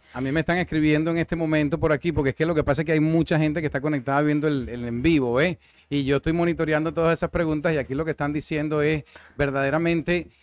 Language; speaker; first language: Spanish; native; Spanish